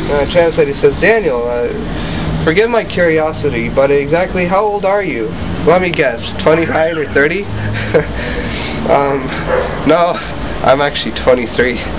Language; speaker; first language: English; native; English